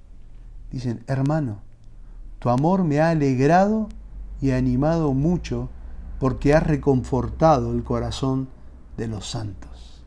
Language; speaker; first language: Spanish; native; Spanish